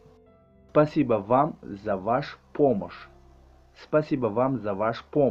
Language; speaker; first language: Russian; non-native, learner; Tajik